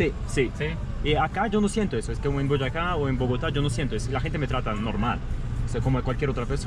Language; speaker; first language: Spanish; non-native, fluent; Russian